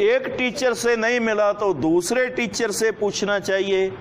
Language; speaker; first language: Hindi; non-native, local second language; Punjabi